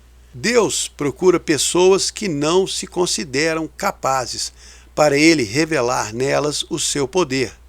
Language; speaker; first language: Portuguese; native; Portuguese